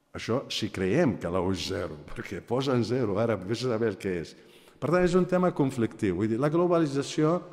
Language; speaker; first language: Catalan; non-native, fluent; Aramaic